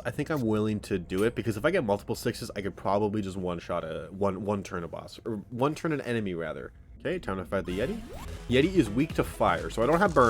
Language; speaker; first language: English; native; English